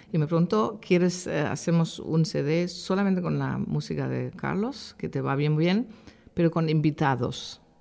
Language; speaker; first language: Spanish; non-native, fluent; German